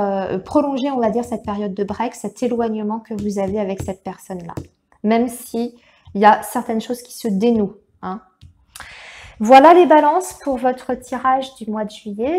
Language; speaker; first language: French; native; French